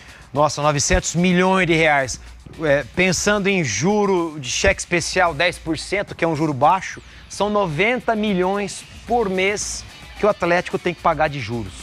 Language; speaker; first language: Portuguese; native; Portuguese